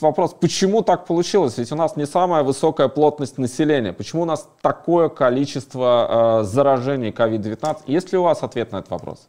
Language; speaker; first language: Russian; native; Russian